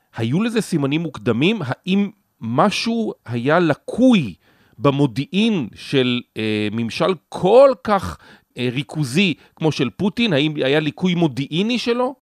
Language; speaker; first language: Hebrew; native; Hebrew